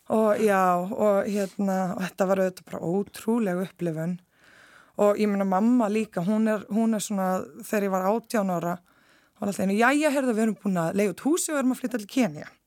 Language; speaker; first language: Icelandic; native; Icelandic